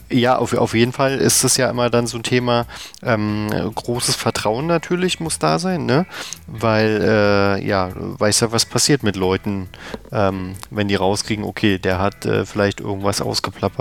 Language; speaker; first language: German; native; German